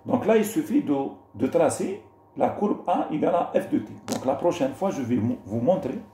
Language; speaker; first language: French; non-native, local second language; Arabic